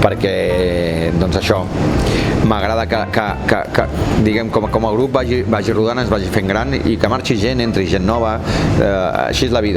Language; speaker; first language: Spanish; non-native, local second language; Catalan